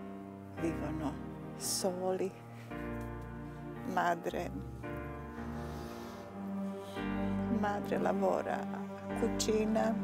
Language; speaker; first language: Italian; non-native, learner; Bosnian